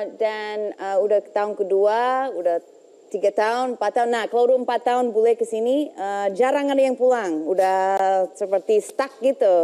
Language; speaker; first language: Indonesian; non-native, fluent; English